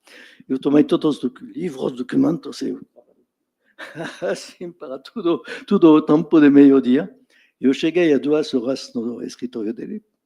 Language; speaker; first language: Portuguese; non-native, fluent; French